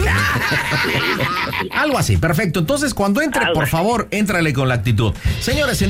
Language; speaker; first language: Spanish; native; Spanish